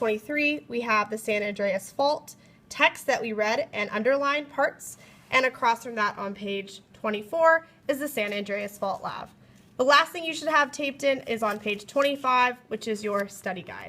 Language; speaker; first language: English; native; English